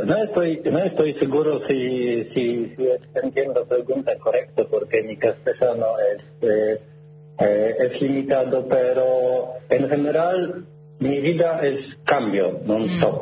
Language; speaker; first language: Spanish; non-native, learner; Polish